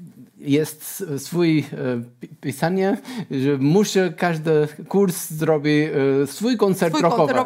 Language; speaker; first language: Polish; non-native, learner; Portuguese